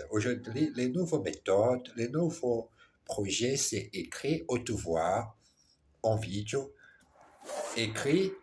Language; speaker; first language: French; non-native, learner; Portuguese